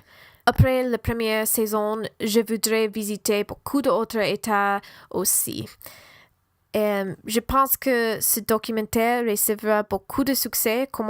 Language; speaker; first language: French; non-native, learner; English